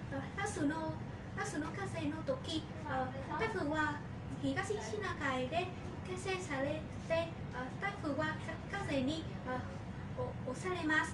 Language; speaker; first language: Japanese; non-native, learner; Vietnamese